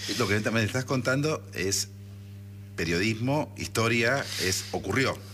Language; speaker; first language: Spanish; native; Spanish